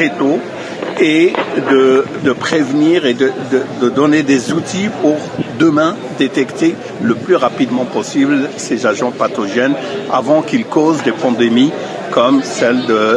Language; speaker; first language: French; native; French